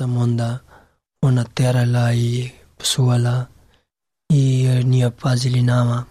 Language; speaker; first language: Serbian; non-native, learner; Pashto